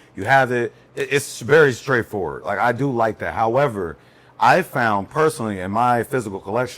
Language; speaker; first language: English; native; English